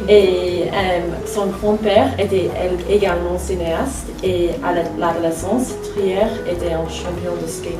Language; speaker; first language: French; non-native, fluent; English